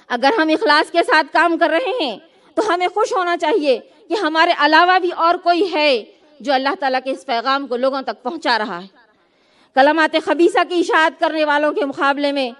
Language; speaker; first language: Urdu; native; Urdu